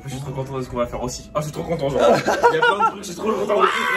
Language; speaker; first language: French; native; French